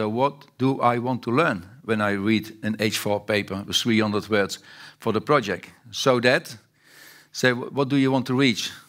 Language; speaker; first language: English; non-native, fluent; Dutch